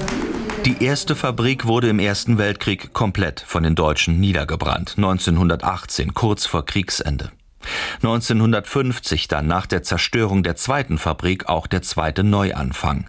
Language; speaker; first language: German; native; German